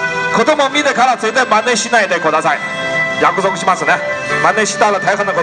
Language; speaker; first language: Japanese; non-native, learner; Chinese